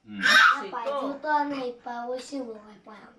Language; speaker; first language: Japanese; native; Japanese